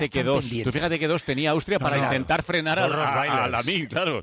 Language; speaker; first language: Spanish; native; Spanish